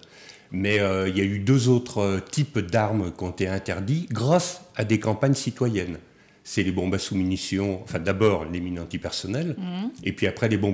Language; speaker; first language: French; native; French